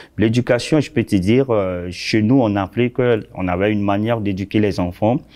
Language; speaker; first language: French; non-native, local second language; Sango